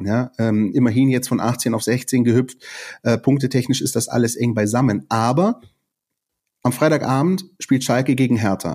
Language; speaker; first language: German; native; German